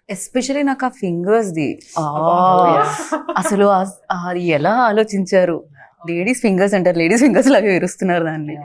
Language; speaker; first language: Telugu; native; Telugu